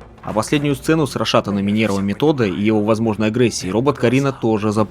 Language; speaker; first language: Russian; native; Russian